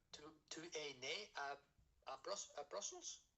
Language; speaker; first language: French; non-native, learner; English